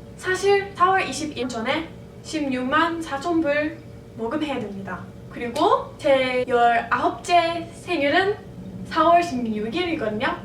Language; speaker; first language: Korean; non-native, fluent; English